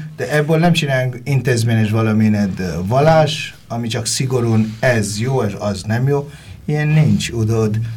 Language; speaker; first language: Hungarian; non-native, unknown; Bangla